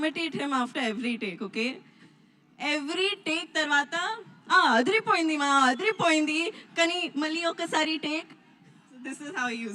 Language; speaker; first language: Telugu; non-native, learner; Hindi